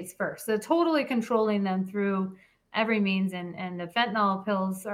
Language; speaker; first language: English; native; English